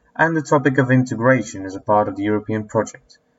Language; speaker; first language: English; non-native, fluent; Bulgarian